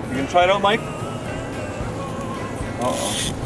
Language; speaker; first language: English; native; English